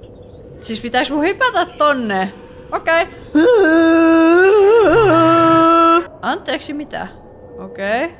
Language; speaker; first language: Finnish; native; Finnish